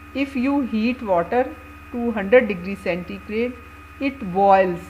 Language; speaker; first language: English; non-native, local second language; Urdu